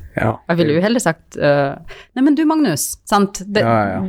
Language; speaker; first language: Norwegian; non-native, fluent; Russian